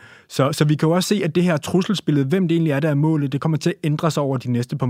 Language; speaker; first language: Danish; native; Danish